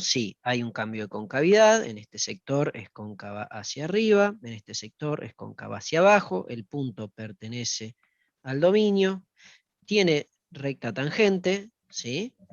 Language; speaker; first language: Spanish; native; Spanish